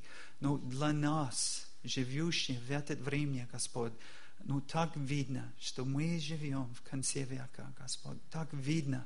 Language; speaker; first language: Russian; non-native, fluent; English